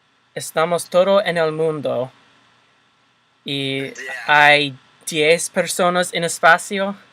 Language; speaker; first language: Spanish; non-native, learner; English